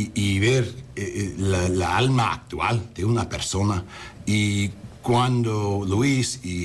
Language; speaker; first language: Spanish; early bilingual, heritage; English